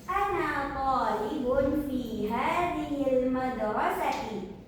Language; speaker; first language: Arabic; non-native, learner; Indonesian